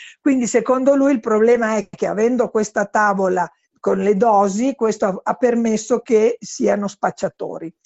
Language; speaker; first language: Italian; non-native, fluent; Spanish